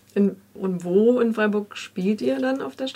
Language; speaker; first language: German; native; German